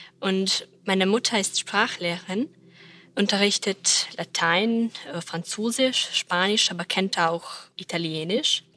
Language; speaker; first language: German; non-native, learner; Serbian